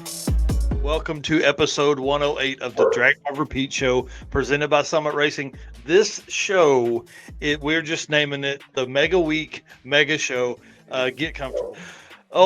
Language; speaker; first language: English; native; English